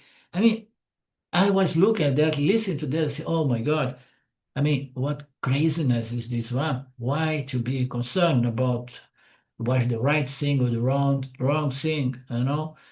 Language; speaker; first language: English; non-native, fluent; Portuguese